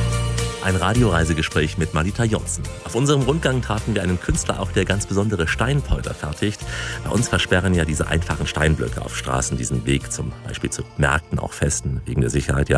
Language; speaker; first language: German; native; German